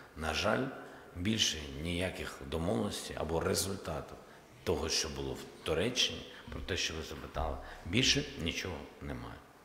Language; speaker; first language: Ukrainian; non-native, local second language; Russian